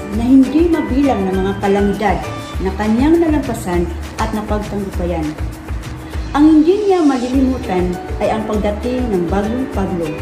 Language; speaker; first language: Filipino; non-native, local second language; Cebuano